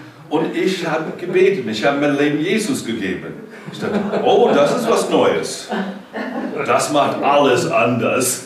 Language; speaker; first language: German; non-native, learner; English